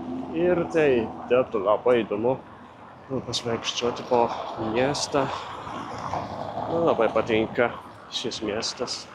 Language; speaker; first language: Lithuanian; non-native, fluent; Japanese